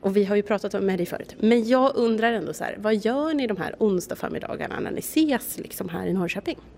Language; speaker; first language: Swedish; native; Swedish